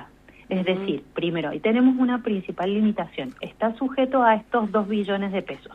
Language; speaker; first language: Spanish; native; Spanish